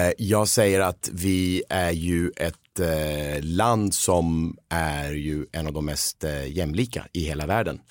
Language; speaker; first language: Swedish; early bilingual, other home language; Persian